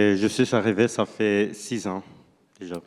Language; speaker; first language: French; non-native, fluent; Spanish